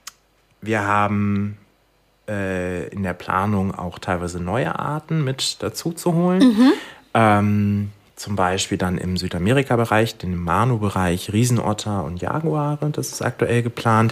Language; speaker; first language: German; native; German